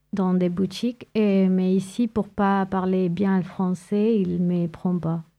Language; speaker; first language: French; non-native, fluent; Spanish